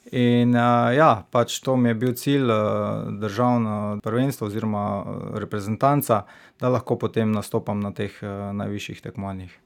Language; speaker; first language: Slovenian; native; Slovenian